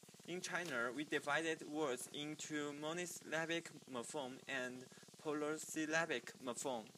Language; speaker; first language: English; non-native, learner; Chinese